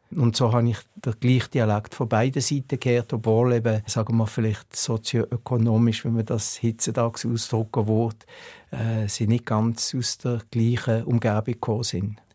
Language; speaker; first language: German; native; German